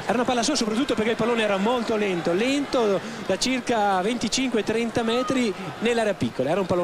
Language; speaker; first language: Italian; native; Italian